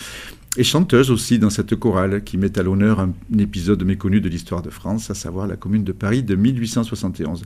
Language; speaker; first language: French; native; French